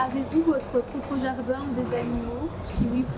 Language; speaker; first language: French; native; French